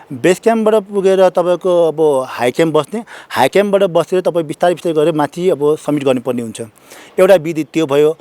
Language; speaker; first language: Nepali; non-native, local second language; Sherpa